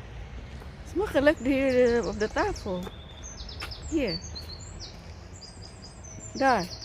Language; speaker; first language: Dutch; non-native, learner; Cebuano